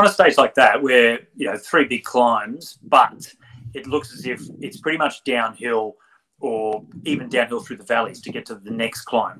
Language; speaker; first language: English; native; English